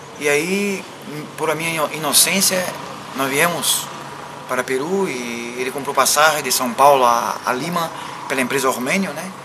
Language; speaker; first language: Portuguese; native; Portuguese